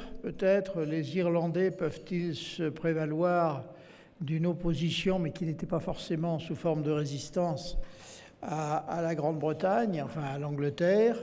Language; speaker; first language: French; native; French